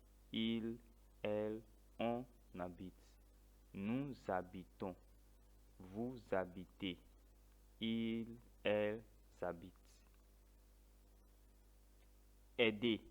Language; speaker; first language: French; non-native, fluent; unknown